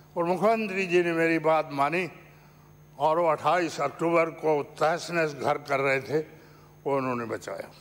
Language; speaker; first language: Hindi; native; Hindi